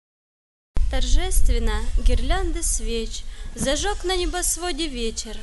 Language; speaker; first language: Russian; native; Russian